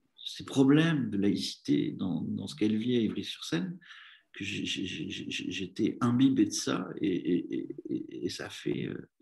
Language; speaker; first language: French; native; French